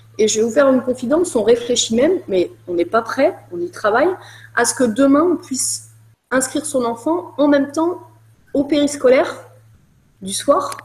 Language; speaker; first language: French; native; French